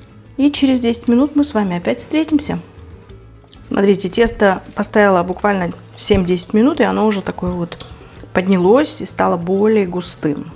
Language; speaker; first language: Russian; native; Russian